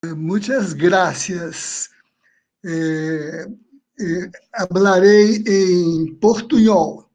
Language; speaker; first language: Spanish; non-native, learner; Portuguese